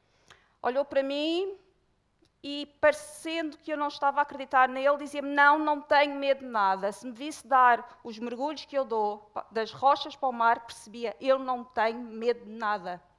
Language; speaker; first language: Portuguese; native; Portuguese